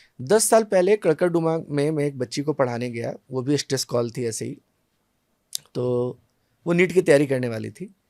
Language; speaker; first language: Hindi; native; Hindi